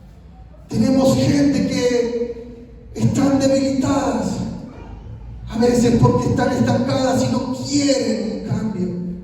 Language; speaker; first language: Spanish; native; Spanish